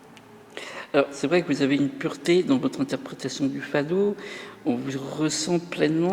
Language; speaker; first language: French; native; French